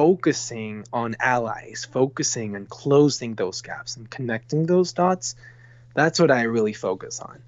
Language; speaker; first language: English; non-native, fluent; Spanish